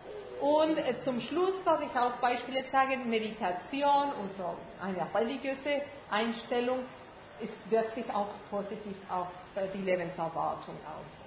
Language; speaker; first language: German; non-native, fluent; Spanish